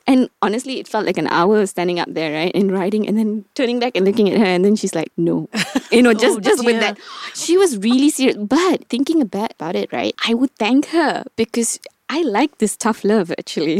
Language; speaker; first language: English; non-native, local second language; Tamil